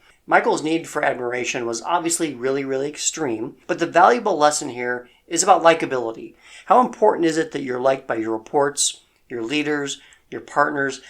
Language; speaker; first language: English; native; English